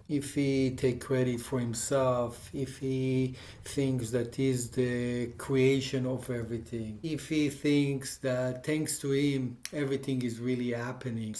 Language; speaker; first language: English; non-native, fluent; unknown